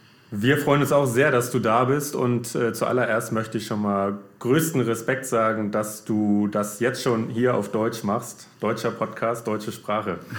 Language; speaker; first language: German; native; German